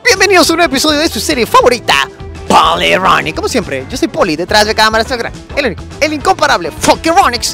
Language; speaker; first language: Spanish; native; Spanish